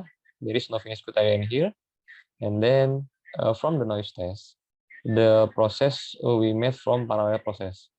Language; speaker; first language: English; non-native, learner; Indonesian